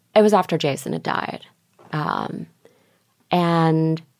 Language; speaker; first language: English; native; English